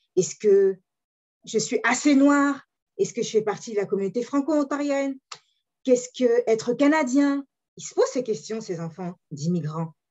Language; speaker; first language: French; early bilingual, other home language; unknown